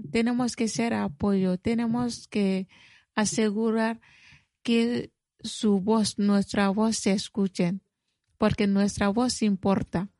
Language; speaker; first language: Spanish; non-native, fluent; Bambara